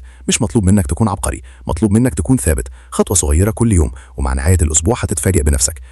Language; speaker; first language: Arabic; native; Arabic